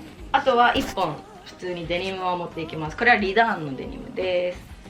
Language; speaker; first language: Japanese; native; Japanese